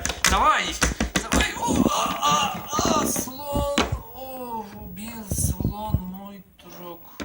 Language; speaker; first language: Russian; non-native, learner; Turkish